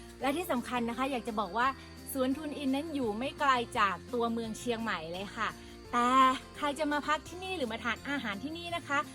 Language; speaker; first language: Thai; native; Thai